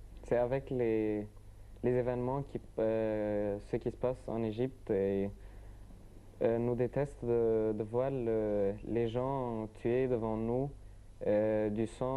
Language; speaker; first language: French; non-native, learner; Arabic